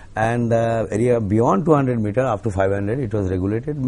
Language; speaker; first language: English; non-native, local second language; Bangla